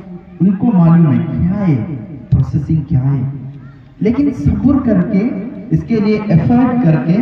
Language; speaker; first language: Hindi; non-native, local second language; Malayalam